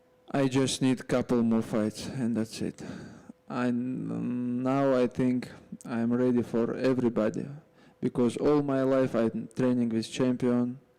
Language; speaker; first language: English; non-native, learner; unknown